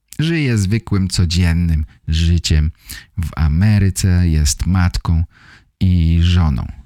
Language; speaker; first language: Polish; native; Polish